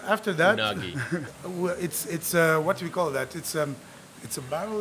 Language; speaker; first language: English; non-native, fluent; Arabic